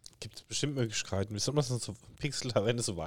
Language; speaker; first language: German; native; German